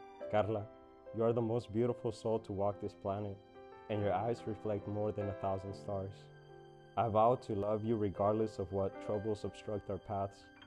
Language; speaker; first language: English; early bilingual, other home language; Spanish